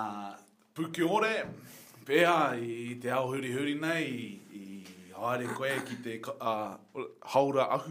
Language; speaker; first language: Māori; non-native, local second language; English